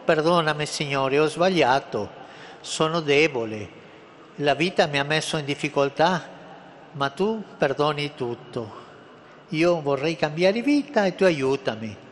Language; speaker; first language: Italian; early bilingual, heritage; Spanish